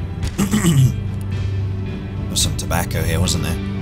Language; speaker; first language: English; native; English